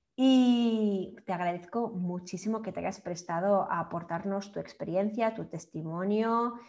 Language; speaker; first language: Spanish; native; Spanish